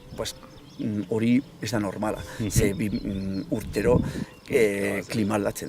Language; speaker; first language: Basque; non-native, local second language; Spanish